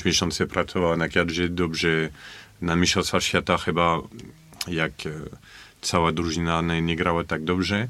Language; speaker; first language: Polish; non-native, fluent; French